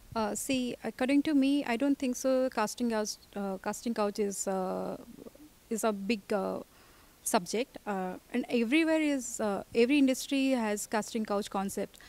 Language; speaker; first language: English; non-native, local second language; Odia